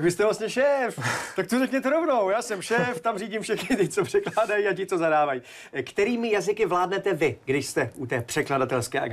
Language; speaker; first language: Czech; native; Czech